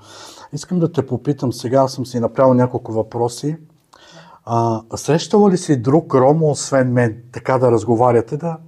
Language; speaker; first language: Bulgarian; native; Bulgarian